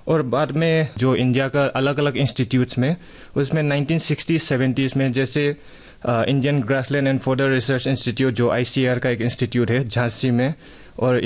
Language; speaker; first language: Hindi; non-native, local second language; Manipuri